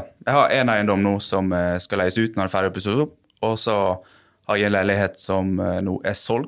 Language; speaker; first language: Norwegian; native; Norwegian